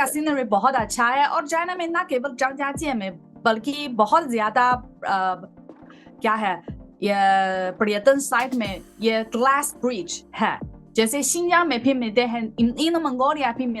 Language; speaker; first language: Hindi; non-native, fluent; Chinese